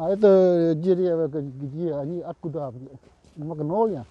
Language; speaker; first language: Russian; non-native, learner; Vietnamese